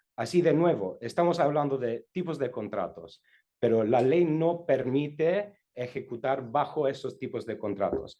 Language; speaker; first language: Spanish; non-native, learner; English